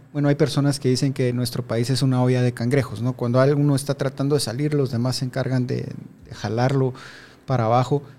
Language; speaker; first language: Spanish; native; Spanish